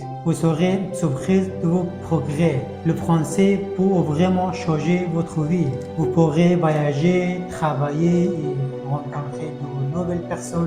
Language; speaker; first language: French; non-native, fluent; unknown